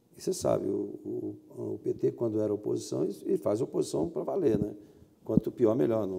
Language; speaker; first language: Portuguese; native; Portuguese